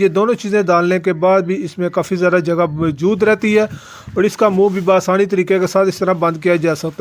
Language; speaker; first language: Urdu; non-native, local second language; Punjabi